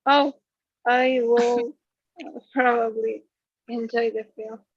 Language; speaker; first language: English; non-native, learner; Spanish